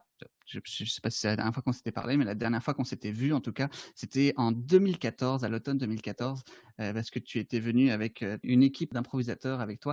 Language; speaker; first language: French; native; French